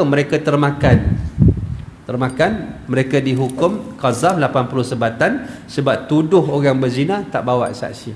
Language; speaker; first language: Malay; native; Malay